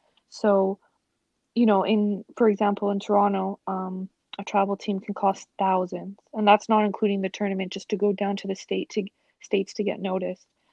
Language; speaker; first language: English; early bilingual, other home language; Spanish